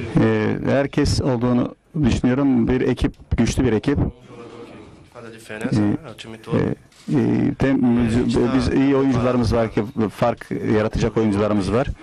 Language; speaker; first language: Turkish; non-native, learner; Portuguese